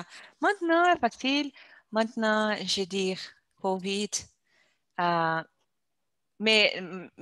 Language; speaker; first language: French; non-native, learner; Portuguese